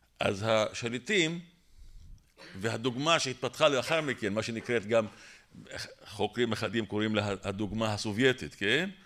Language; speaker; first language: Hebrew; non-native, local second language; Arabic